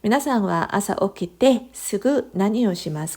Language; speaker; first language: Japanese; non-native, fluent; Korean